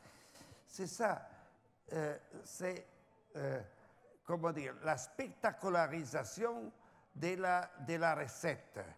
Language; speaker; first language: French; non-native, learner; Italian